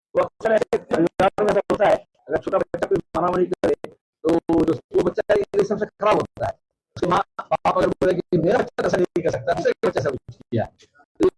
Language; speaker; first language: Hindi; non-native, local second language; Bangla